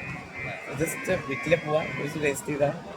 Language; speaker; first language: Malayalam; non-native, learner; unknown